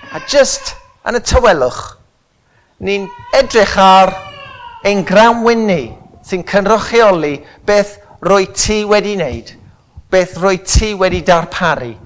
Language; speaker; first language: Welsh; non-native, local second language; English